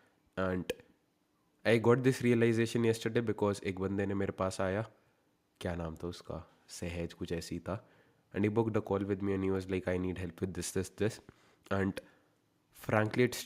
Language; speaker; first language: Hindi; native; Hindi